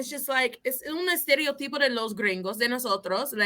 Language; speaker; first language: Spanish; non-native, fluent; English